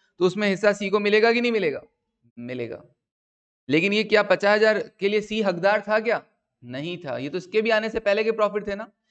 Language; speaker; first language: Hindi; native; Hindi